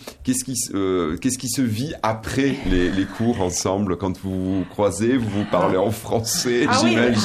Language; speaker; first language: French; native; French